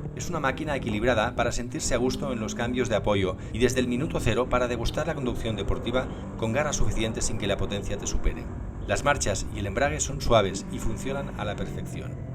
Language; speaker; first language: Spanish; native; Spanish